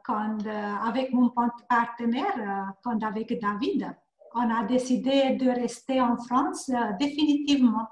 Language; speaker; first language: French; non-native, learner; Hungarian